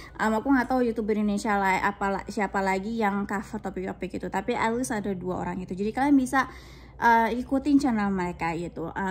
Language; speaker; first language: Indonesian; early bilingual, heritage; Indonesian